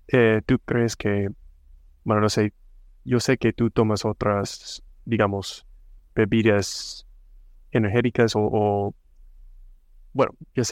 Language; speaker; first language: Spanish; non-native, fluent; English